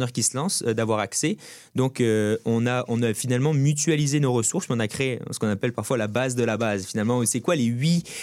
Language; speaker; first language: French; native; French